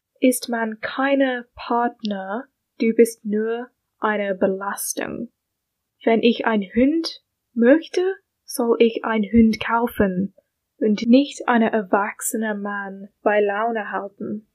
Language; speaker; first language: German; non-native, learner; English